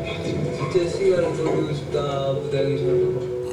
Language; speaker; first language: Korean; native; Korean